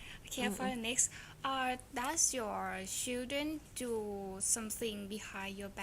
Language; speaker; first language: English; non-native, learner; Thai